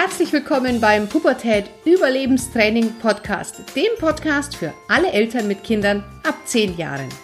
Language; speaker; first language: German; native; German